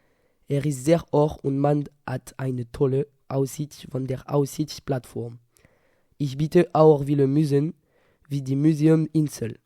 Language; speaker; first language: German; non-native, learner; French